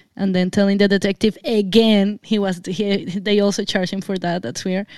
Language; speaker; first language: English; non-native, fluent; Spanish